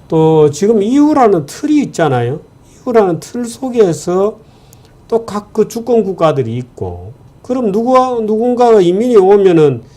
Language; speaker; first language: Korean; native; Korean